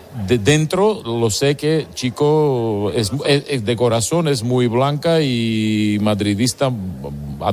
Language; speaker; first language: Spanish; non-native, learner; Georgian